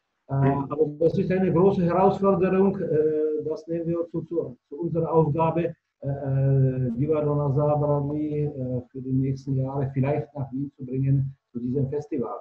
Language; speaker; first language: German; non-native, fluent; Czech